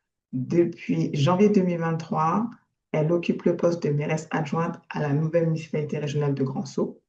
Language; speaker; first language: French; native; French